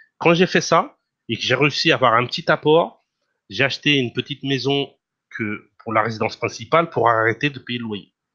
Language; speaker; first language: French; non-native, fluent; Portuguese